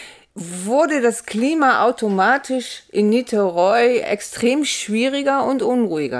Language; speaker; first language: German; native; German